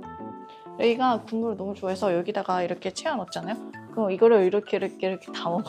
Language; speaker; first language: Korean; non-native, fluent; Japanese